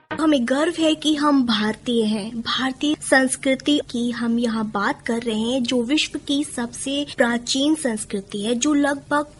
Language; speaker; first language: Hindi; native; Hindi